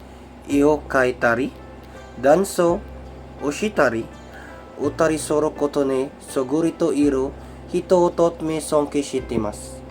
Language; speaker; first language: Japanese; non-native, learner; Hiligaynon